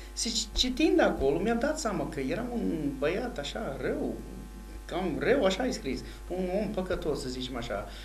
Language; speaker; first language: Romanian; non-native, fluent; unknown